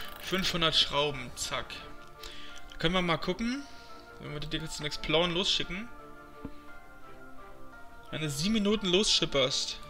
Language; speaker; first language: German; native; German